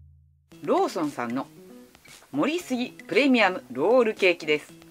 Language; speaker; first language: Japanese; native; Japanese